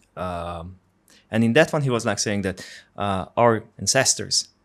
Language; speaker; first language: English; non-native, fluent; Hungarian